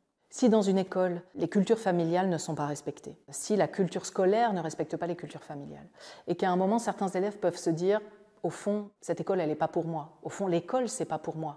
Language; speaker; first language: French; native; French